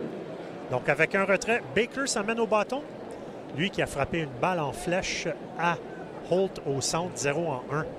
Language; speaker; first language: French; native; French